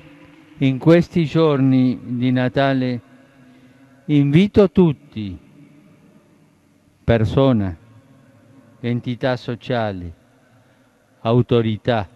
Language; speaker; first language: Italian; non-native, fluent; Spanish